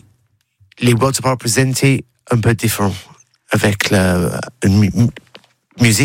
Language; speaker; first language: French; non-native, learner; English